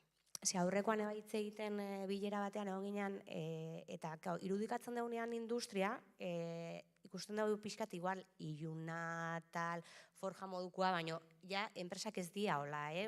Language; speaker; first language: Basque; native; Basque